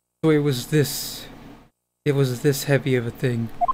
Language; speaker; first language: English; native; English